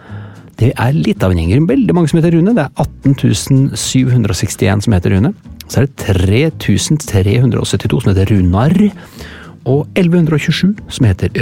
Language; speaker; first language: Norwegian; native; Norwegian